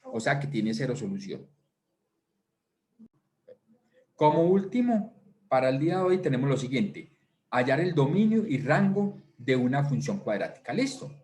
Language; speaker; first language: Spanish; native; Spanish